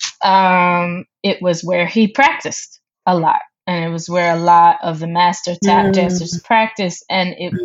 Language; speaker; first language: English; native; English